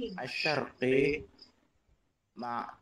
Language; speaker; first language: Arabic; non-native, learner; Indonesian